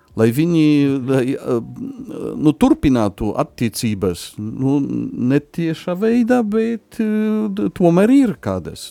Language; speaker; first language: Latvian; non-native, fluent; Polish